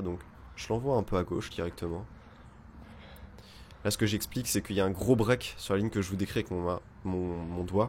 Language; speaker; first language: French; native; French